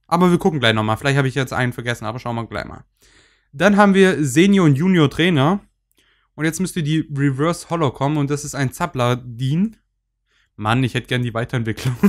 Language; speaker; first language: German; native; German